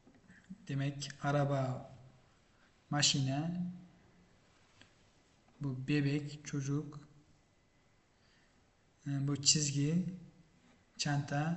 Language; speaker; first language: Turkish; non-native, fluent; Uzbek